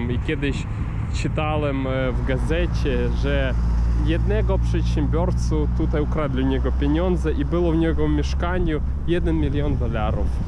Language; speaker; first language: Polish; non-native, learner; Ukrainian